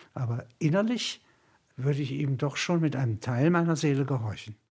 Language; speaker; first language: German; native; German